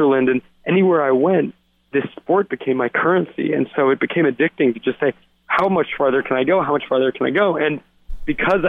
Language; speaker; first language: English; native; English